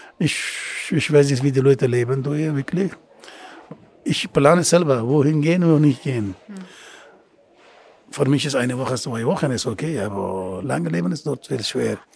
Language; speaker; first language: German; non-native, learner; Persian